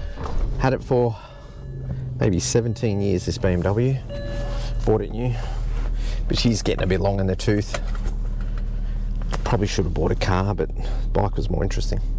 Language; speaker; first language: English; native; English